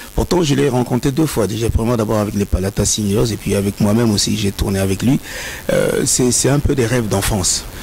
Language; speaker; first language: French; non-native, local second language; Kongo